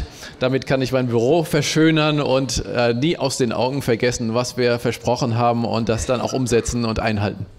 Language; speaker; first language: German; native; German